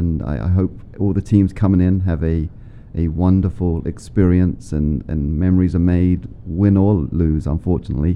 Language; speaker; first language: English; native; English